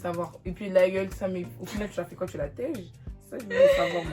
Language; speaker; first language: French; native; French